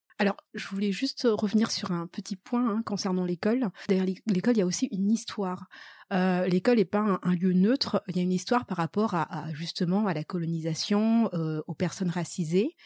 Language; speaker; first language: French; early bilingual, other home language; Malagasy